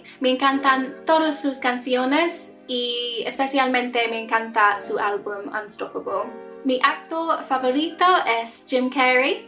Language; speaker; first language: Spanish; non-native, learner; English